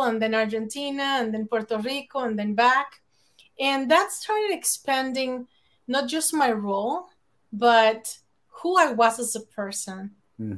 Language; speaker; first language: English; non-native, fluent; Spanish